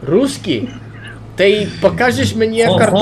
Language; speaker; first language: Russian; non-native, learner; English